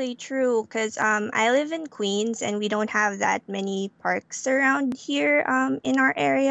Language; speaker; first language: English; non-native, local second language; Filipino